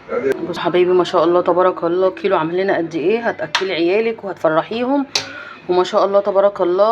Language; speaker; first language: Arabic; native; Arabic